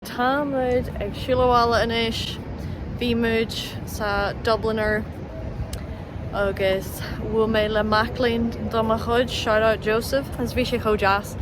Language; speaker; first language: Irish; non-native, local second language; English